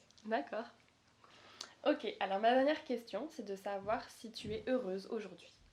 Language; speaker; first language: French; native; French